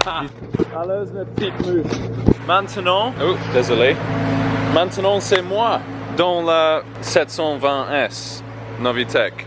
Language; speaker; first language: French; non-native, learner; English